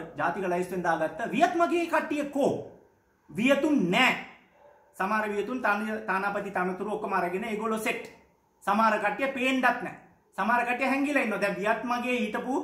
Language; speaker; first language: Sinhala; non-native, local second language; Tamil